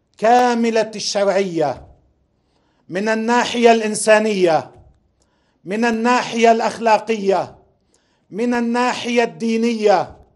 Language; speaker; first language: Arabic; native; Arabic